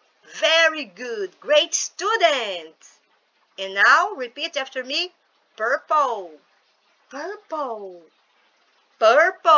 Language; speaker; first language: English; non-native, fluent; Portuguese